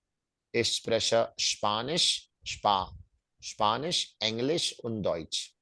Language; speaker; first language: German; non-native, fluent; Hindi